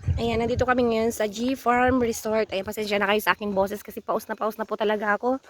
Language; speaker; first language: Filipino; non-native, local second language; Iloko